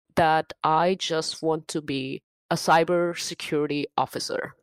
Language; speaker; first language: English; non-native, local second language; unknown